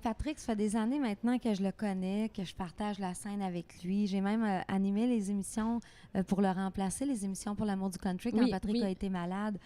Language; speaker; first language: French; native; French